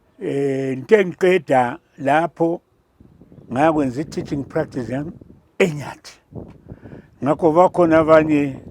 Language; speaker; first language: Zulu; native; Zulu